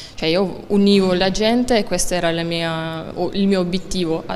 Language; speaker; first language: Italian; non-native, fluent; Russian